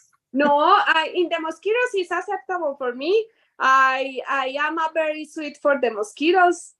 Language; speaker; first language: English; non-native, learner; Spanish